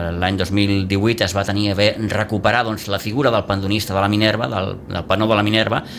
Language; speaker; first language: Catalan; native; Catalan